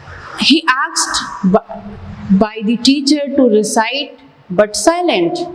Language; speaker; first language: English; non-native, local second language; Hindi